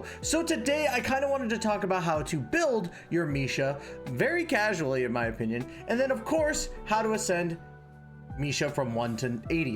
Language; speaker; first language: English; native; English